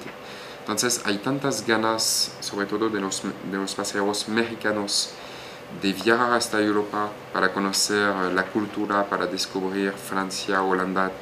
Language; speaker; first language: Spanish; non-native, fluent; French